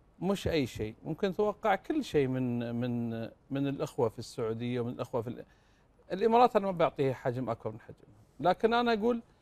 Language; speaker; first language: Arabic; native; Arabic